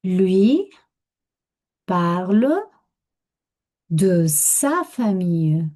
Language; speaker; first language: French; non-native, fluent; Spanish